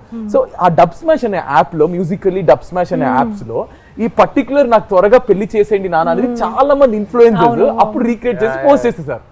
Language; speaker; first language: Telugu; native; Telugu